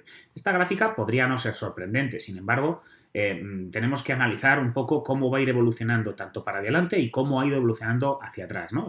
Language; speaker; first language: Spanish; native; Spanish